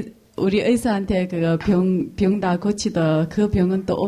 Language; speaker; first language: Korean; non-native, learner; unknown